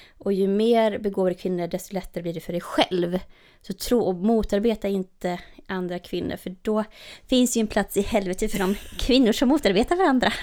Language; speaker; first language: Swedish; native; Swedish